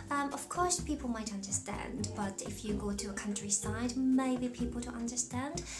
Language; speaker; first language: English; non-native, fluent; Japanese